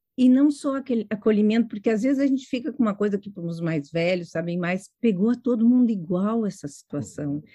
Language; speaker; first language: Portuguese; native; Portuguese